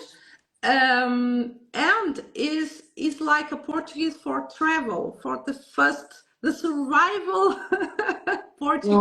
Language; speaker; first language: English; non-native, learner; Portuguese